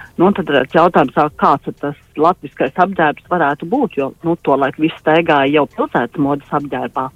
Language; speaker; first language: Latvian; native; Latvian